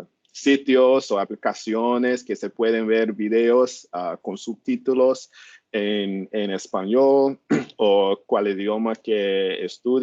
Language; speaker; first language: Spanish; non-native, learner; English